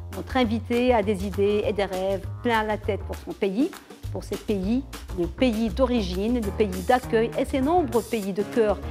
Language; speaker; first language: French; non-native, local second language; Arabic